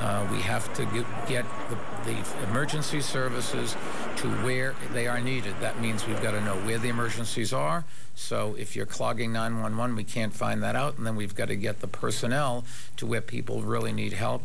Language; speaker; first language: English; native; English